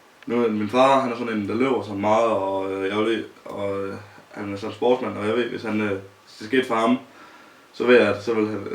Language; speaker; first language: Danish; native; Danish